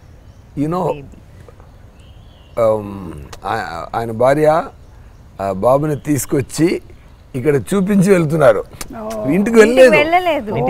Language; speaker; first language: Telugu; non-native, fluent; Tamil